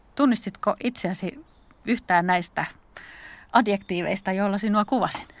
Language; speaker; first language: Finnish; native; Finnish